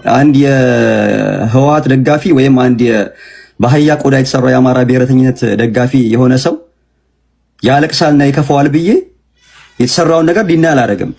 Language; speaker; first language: Amharic; native; Amharic